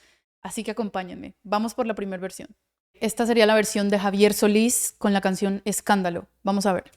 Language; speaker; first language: Spanish; native; Spanish